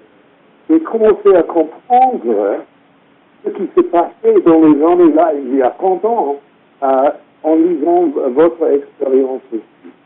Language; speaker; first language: French; non-native, fluent; English